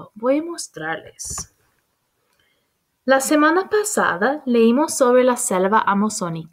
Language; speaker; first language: Spanish; non-native, fluent; English